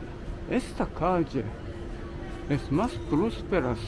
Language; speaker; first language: Spanish; non-native, learner; Japanese